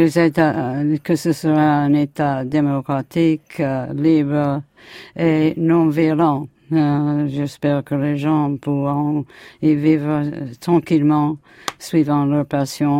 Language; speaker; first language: French; non-native, fluent; English